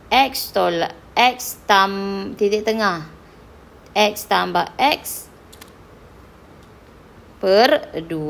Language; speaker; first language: Malay; native; Malay